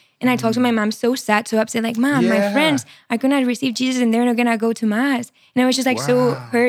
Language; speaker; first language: English; non-native, fluent; Spanish